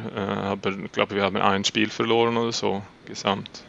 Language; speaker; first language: German; non-native, learner; Swedish